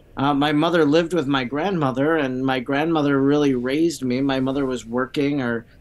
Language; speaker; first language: English; native; English